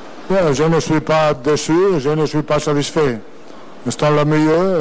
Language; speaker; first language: French; non-native, learner; Italian